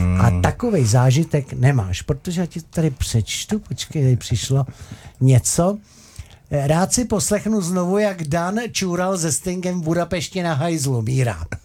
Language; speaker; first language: Czech; native; Czech